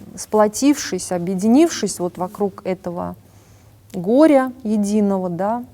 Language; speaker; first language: Russian; native; Russian